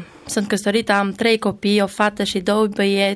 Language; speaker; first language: Romanian; non-native, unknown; Albanian